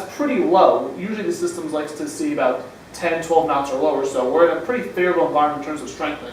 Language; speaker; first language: English; native; English